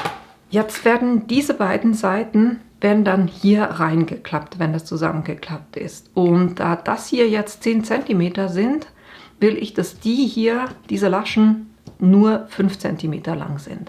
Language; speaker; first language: German; native; German